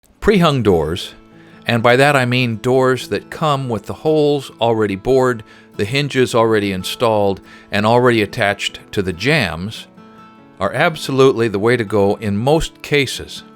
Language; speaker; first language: English; native; English